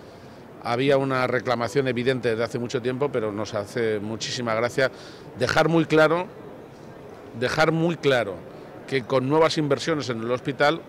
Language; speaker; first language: Spanish; native; Spanish